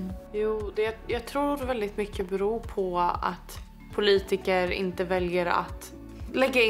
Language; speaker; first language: Swedish; native; Swedish